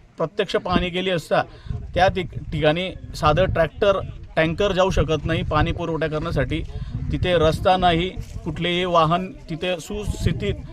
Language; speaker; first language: Marathi; native; Marathi